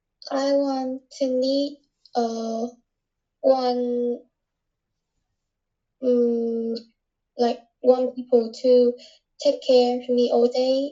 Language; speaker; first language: English; non-native, learner; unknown